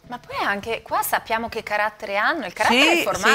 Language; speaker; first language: Italian; native; Italian